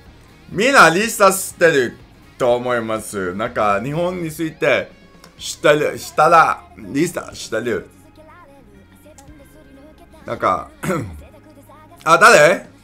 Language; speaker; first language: Japanese; non-native, learner; English